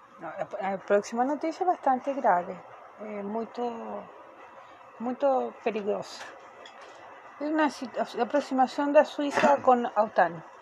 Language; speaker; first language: Portuguese; non-native, fluent; Spanish